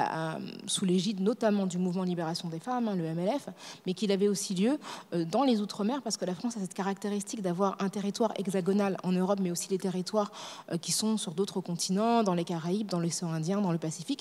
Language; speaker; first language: French; native; French